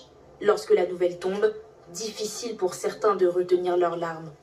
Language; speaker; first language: French; native; French